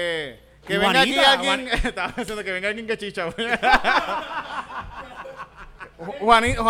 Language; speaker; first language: Spanish; native; Spanish